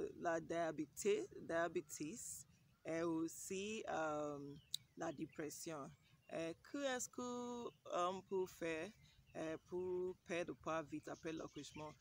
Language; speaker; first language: French; non-native, learner; English